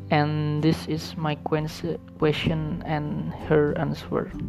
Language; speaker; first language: English; non-native, learner; Indonesian